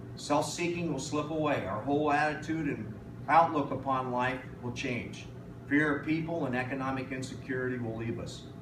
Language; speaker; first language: English; native; English